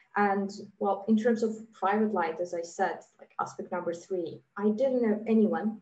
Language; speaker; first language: English; non-native, fluent; Latvian